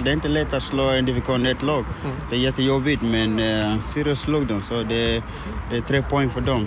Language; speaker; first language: Swedish; non-native, fluent; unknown